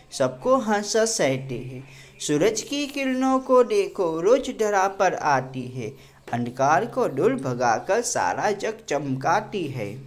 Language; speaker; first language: Hindi; non-native, local second language; Gujarati